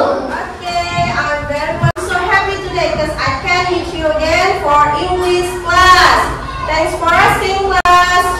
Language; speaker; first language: English; non-native, learner; Indonesian